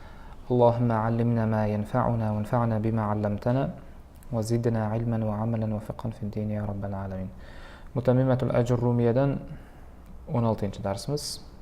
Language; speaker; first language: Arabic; non-native, fluent; Uzbek